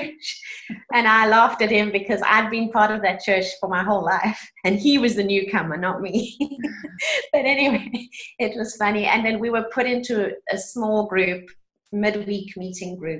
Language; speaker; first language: English; native; English